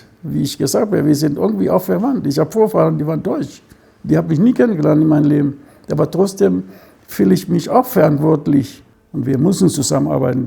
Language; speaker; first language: German; non-native, fluent; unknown